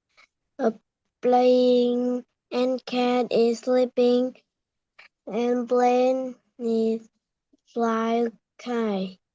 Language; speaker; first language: English; non-native, learner; Vietnamese